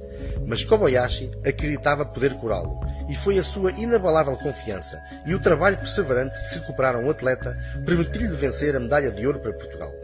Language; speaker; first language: Portuguese; native; Portuguese